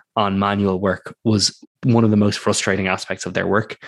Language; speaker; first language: English; native; English